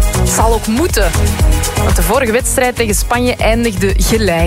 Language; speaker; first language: Dutch; native; Dutch